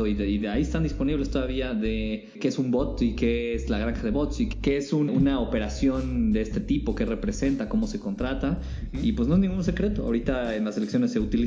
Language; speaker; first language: Spanish; native; Spanish